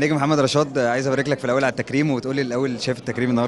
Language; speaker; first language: Arabic; native; Arabic